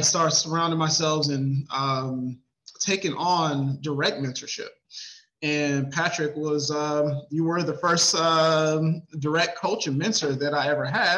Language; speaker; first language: English; native; English